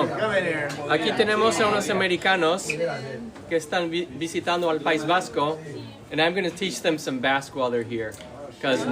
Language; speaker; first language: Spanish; non-native, learner; English